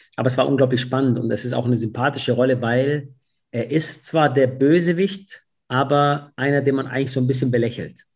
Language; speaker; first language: German; early bilingual, other home language; Italian